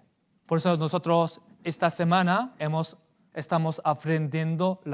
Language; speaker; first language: Spanish; non-native, fluent; Korean